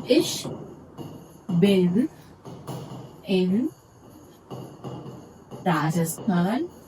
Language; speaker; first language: German; non-native, fluent; Hindi